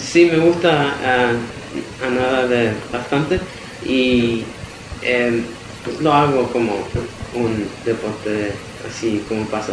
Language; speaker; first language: Spanish; early bilingual, heritage; Spanish